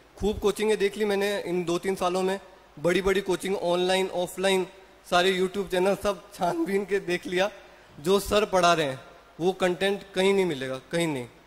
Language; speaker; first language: Hindi; native; Hindi